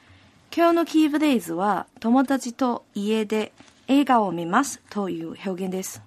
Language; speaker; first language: Japanese; non-native, fluent; Cantonese